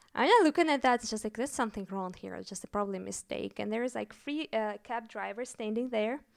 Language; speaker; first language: English; non-native, fluent; Russian